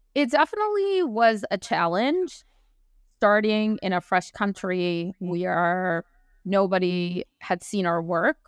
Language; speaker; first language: English; native; English